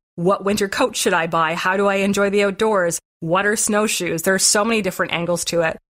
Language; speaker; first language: English; native; English